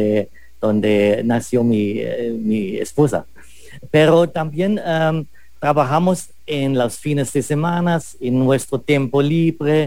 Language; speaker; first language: Spanish; non-native, fluent; German